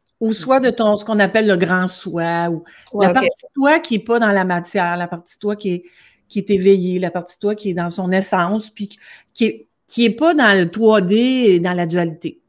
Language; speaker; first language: French; native; French